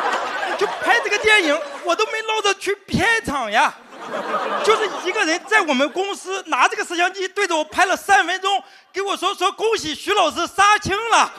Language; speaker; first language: Chinese; native; Chinese